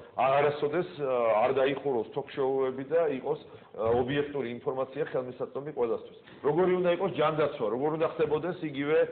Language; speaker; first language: Georgian; native; Georgian